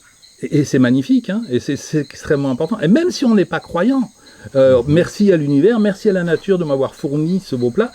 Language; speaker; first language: French; native; French